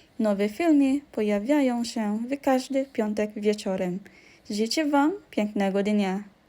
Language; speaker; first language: Polish; non-native, learner; Filipino